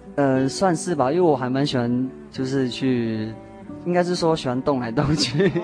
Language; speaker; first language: Chinese; native; Chinese